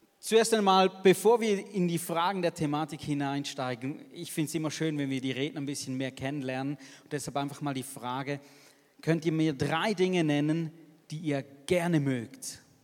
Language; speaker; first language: German; native; German